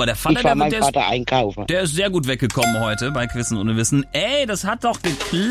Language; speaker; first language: German; native; German